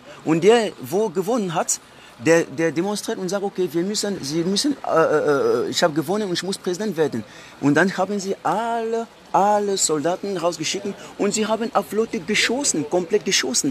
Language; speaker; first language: German; non-native, fluent; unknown